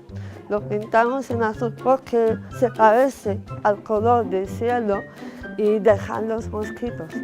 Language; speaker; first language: Spanish; non-native, learner; Arabic